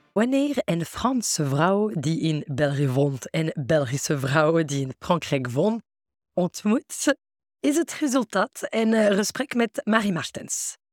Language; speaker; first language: Dutch; non-native, fluent; French